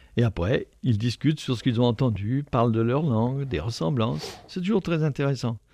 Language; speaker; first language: French; native; French